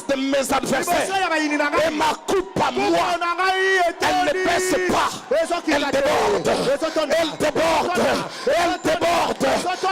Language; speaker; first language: French; non-native, local second language; Lingala